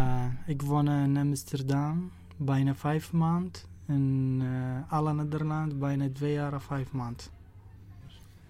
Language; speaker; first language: Dutch; non-native, learner; Arabic